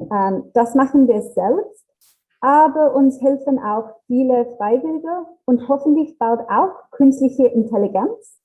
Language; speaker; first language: German; non-native, learner; English